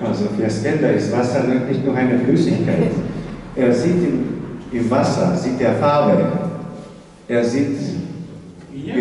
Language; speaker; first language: German; non-native, fluent; Slovenian